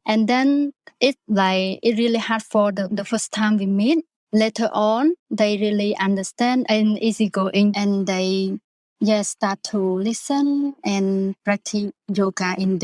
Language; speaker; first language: English; non-native, learner; Khmer